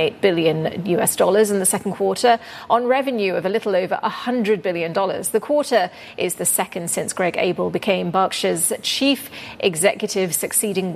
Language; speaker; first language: English; native; English